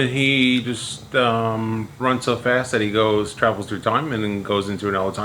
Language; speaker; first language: English; native; English